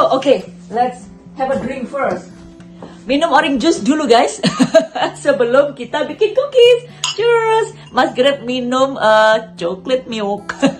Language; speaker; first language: English; non-native, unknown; Indonesian